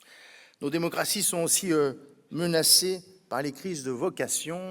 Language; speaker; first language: French; native; French